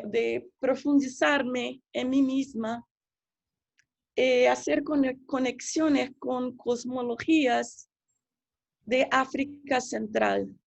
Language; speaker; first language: Spanish; non-native, fluent; Portuguese